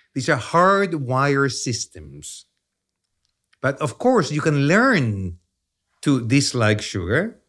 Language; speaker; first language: English; non-native, fluent; Spanish